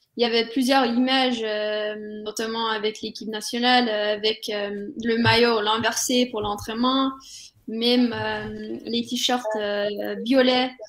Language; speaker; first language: French; non-native, fluent; English